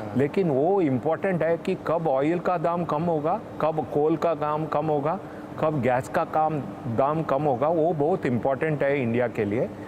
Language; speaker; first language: Hindi; non-native, local second language; Tamil